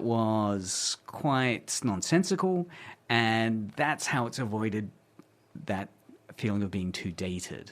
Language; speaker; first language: English; native; English